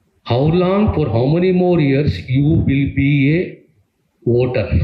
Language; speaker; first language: English; non-native, local second language; Telugu